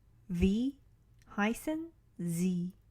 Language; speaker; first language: German; non-native, learner; Korean